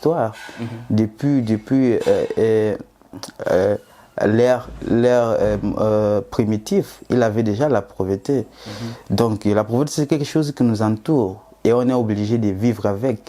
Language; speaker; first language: French; non-native, fluent; Portuguese